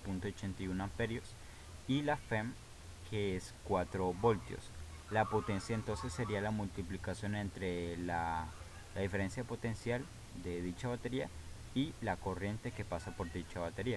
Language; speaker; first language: Spanish; native; Spanish